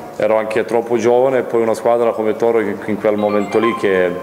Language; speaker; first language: Italian; non-native, fluent; Serbian